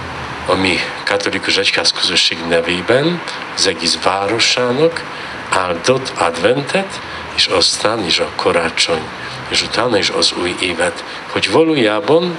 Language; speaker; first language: Hungarian; non-native, learner; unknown